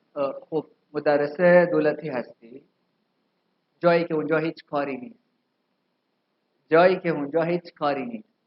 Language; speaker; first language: Persian; non-native, fluent; Urdu